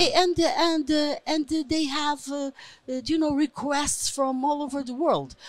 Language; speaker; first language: English; non-native, fluent; Portuguese